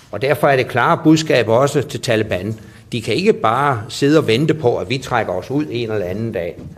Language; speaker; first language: Danish; native; Danish